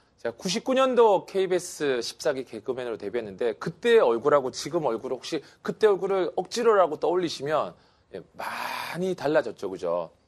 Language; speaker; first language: Korean; native; Korean